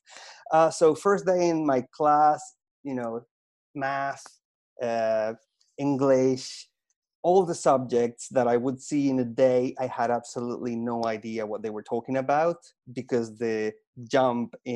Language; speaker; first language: English; non-native, fluent; Spanish